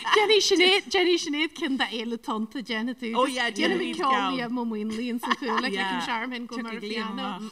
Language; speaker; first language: Irish; native; Irish